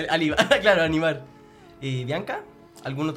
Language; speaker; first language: Spanish; native; Spanish